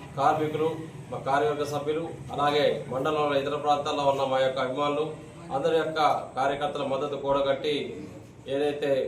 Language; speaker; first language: Telugu; native; Telugu